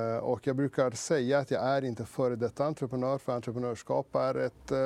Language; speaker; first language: Swedish; early bilingual, other home language; Persian